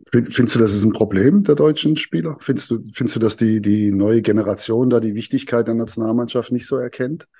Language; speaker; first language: German; native; German